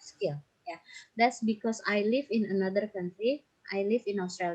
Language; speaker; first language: English; non-native, fluent; Indonesian